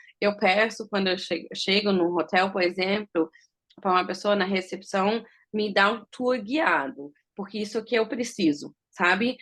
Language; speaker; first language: Portuguese; early bilingual, heritage; Portuguese